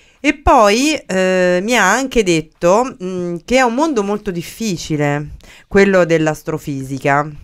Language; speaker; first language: Italian; native; Italian